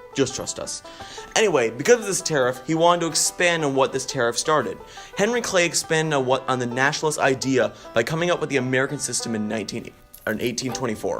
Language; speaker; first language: English; native; English